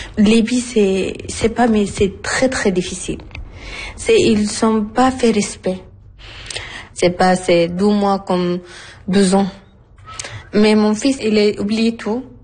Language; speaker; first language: French; non-native, learner; Arabic